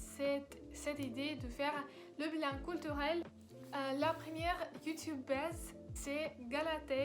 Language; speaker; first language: French; non-native, learner; Russian